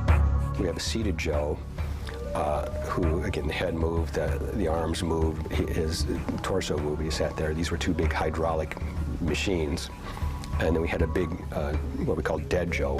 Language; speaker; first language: English; native; English